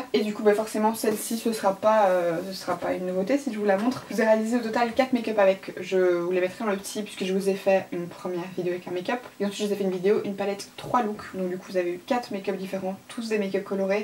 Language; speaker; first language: French; native; French